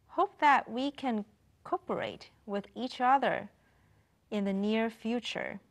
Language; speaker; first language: English; non-native, fluent; Chinese